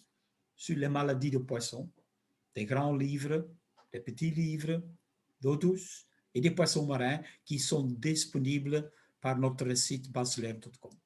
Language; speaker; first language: French; non-native, local second language; Dutch